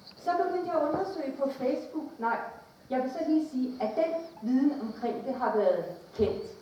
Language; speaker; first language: Danish; native; Danish